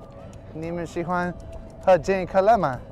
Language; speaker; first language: Chinese; non-native, learner; English